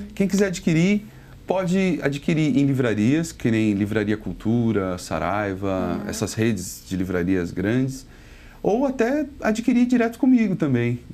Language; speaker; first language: Portuguese; native; Portuguese